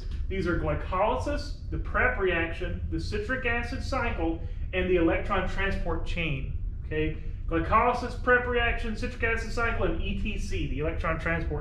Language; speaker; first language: English; native; English